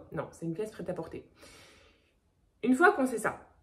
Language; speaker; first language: French; native; French